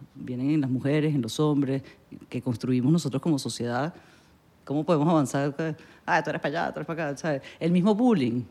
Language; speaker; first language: Spanish; native; Spanish